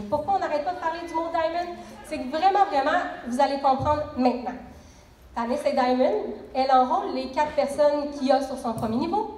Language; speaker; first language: French; native; French